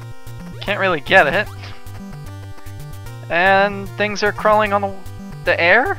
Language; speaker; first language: English; native; English